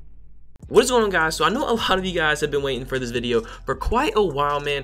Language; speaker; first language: English; native; English